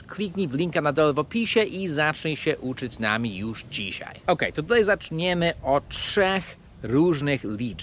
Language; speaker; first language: Polish; non-native, fluent; English